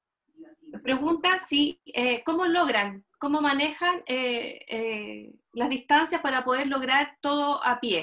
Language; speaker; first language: Spanish; native; Spanish